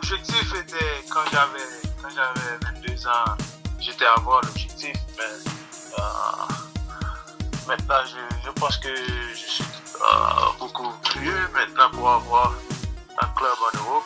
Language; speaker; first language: French; non-native, local second language; Haitian Creole